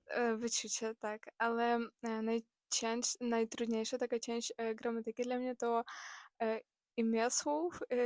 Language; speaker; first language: Polish; non-native, fluent; Ukrainian